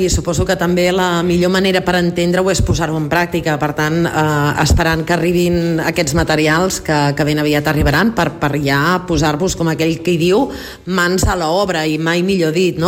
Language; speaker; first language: Catalan; native; Catalan